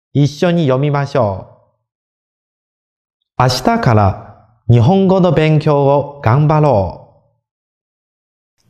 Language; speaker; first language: Japanese; non-native, fluent; Chinese